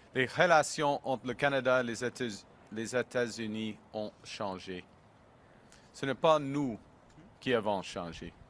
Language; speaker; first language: French; non-native, local second language; English